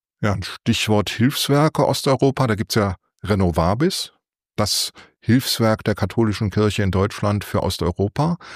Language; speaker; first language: German; native; German